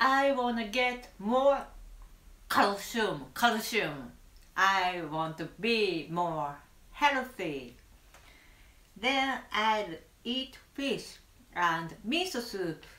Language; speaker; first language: English; non-native, learner; Japanese